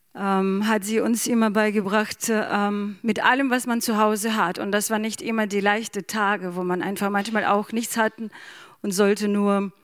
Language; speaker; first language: German; non-native, fluent; Ukrainian